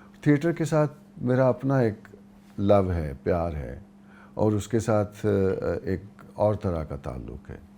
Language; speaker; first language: Urdu; non-native, local second language; Punjabi